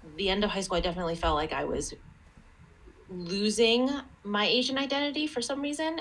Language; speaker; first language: English; early bilingual, other home language; Chinese